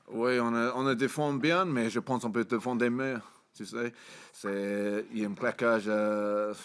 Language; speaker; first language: French; non-native, fluent; English